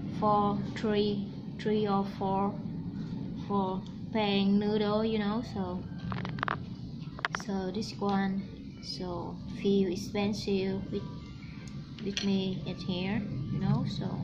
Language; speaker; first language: English; non-native, learner; Vietnamese